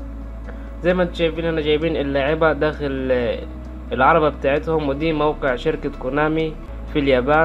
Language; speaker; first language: Arabic; native; Arabic